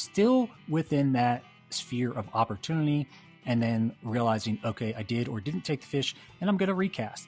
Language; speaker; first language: English; native; English